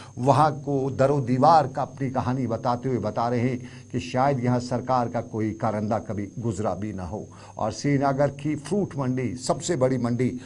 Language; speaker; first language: Urdu; non-native, local second language; Kashmiri